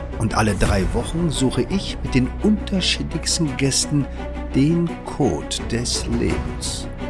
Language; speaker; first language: German; early bilingual, other home language; Arabic